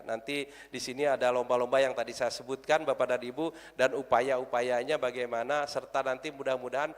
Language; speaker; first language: Indonesian; native; Indonesian